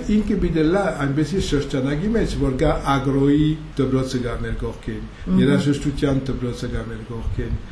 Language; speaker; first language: Armenian; early bilingual, heritage; Armenian